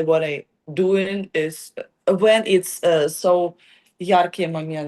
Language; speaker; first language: English; non-native, learner; Ukrainian